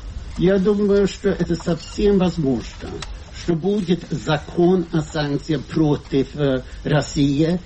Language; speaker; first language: Russian; non-native, fluent; Swedish